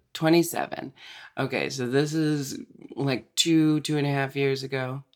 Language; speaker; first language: English; native; English